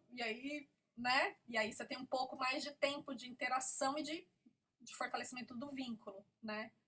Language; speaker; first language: Portuguese; native; Portuguese